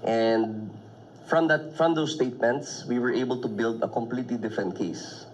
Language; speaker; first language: English; non-native, local second language; Filipino